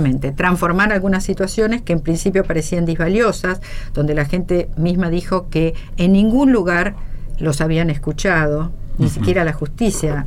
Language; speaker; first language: Spanish; native; Spanish